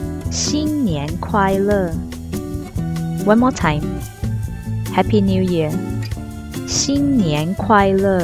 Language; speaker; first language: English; non-native, fluent; Chinese